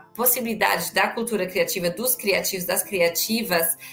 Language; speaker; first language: Portuguese; non-native, fluent; German